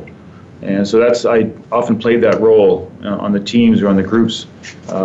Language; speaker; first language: English; native; English